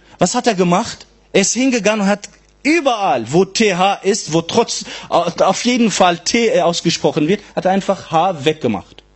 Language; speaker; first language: German; non-native, fluent; Arabic